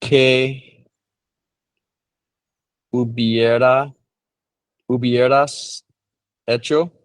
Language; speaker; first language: Spanish; non-native, learner; English